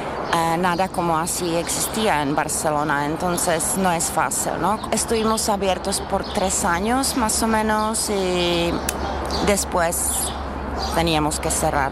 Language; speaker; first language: Spanish; non-native, fluent; Czech